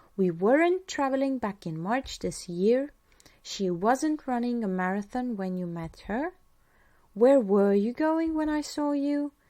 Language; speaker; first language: English; non-native, fluent; Estonian